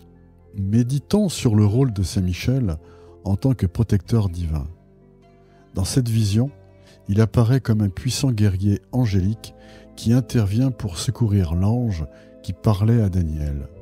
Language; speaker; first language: French; native; French